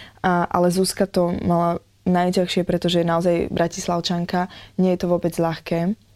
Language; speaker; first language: Slovak; native; Slovak